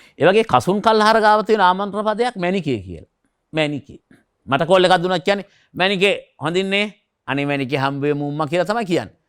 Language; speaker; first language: Sinhala; native; Sinhala